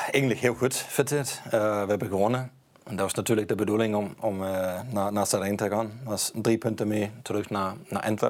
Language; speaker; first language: Dutch; non-native, fluent; Danish